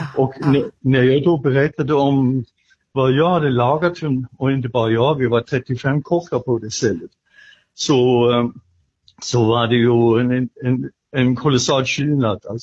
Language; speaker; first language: Swedish; non-native, fluent; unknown